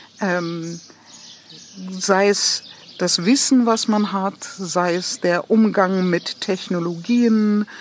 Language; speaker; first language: German; non-native, fluent; English